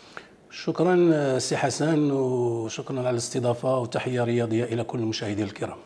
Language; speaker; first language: Arabic; native; Arabic